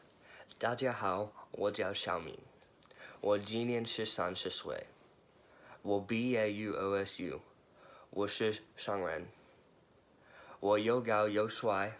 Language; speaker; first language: Chinese; non-native, learner; English